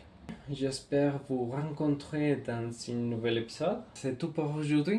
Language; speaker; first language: French; non-native, fluent; Spanish